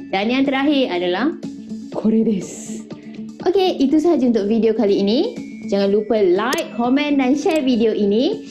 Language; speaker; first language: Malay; native; Malay